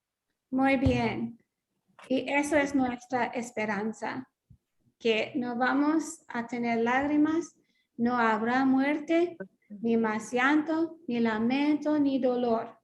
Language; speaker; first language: Spanish; non-native, fluent; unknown